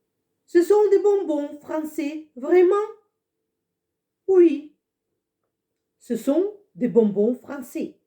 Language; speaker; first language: French; non-native, fluent; Russian